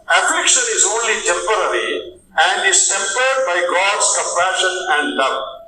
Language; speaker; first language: English; non-native, local second language; Malayalam